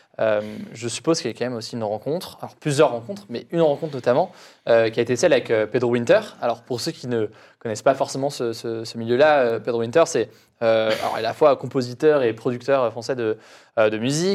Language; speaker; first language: French; native; French